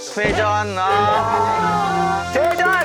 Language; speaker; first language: Korean; non-native, learner; Japanese